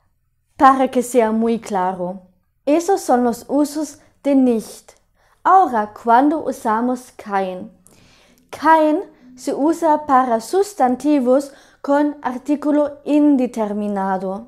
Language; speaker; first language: Spanish; non-native, fluent; German